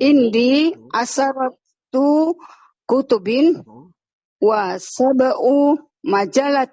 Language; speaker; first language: Arabic; non-native, learner; Indonesian